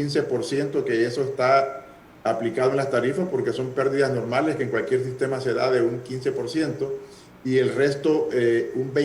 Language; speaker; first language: Spanish; native; Spanish